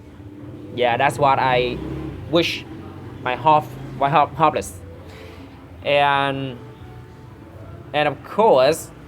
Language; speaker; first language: English; non-native, learner; Vietnamese